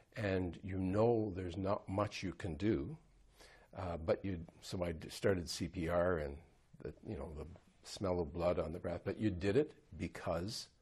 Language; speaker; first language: English; native; English